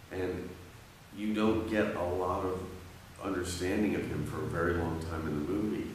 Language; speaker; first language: English; native; English